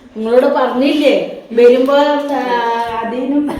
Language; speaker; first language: Malayalam; non-native, fluent; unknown